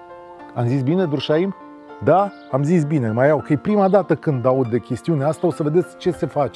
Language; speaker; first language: Romanian; native; Romanian